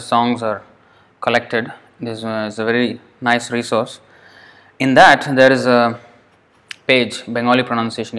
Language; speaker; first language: English; non-native, local second language; Telugu